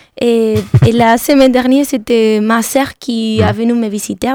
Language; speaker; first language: French; non-native, fluent; Spanish